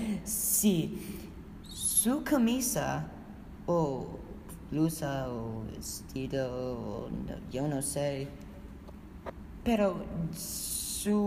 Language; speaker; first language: Spanish; non-native, learner; English